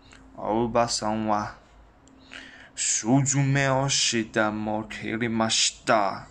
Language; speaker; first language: Japanese; non-native, learner; Chinese